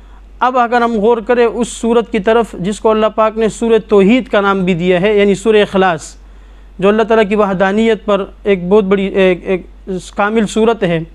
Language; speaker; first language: Urdu; native; Urdu